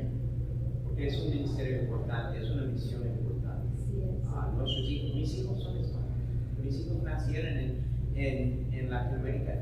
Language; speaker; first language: Spanish; non-native, fluent; English